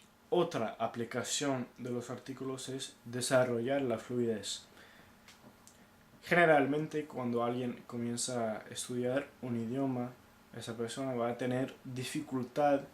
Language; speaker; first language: Spanish; non-native, fluent; English